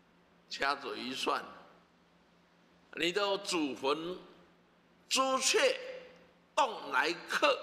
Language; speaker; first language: Chinese; native; Chinese